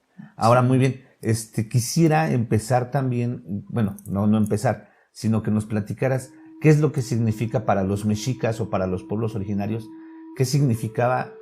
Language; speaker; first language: Spanish; native; Spanish